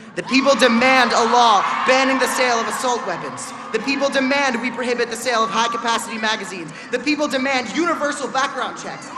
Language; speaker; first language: English; native; English